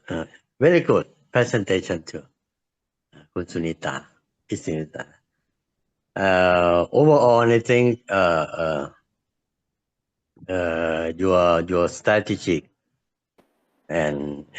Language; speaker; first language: English; non-native, learner; Thai